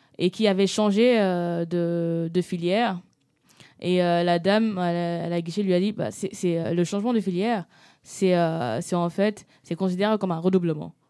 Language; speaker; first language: French; non-native, local second language; Wolof